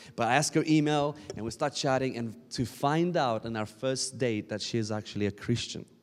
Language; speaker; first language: English; non-native, fluent; Romanian